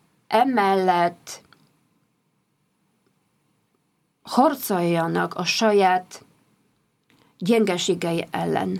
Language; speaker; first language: Hungarian; non-native, fluent; Polish